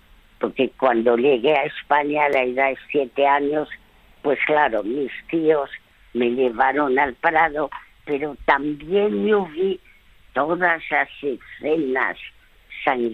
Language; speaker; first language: Spanish; early bilingual, other home language; French